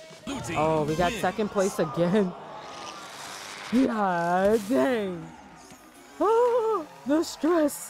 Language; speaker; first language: English; native; English